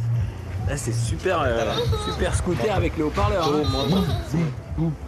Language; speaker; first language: French; native; French